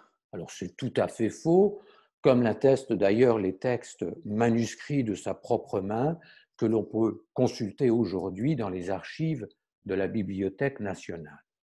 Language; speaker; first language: French; native; French